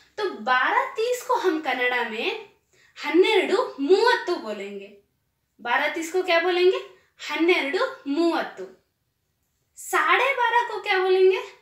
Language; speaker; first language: Hindi; non-native, local second language; Kannada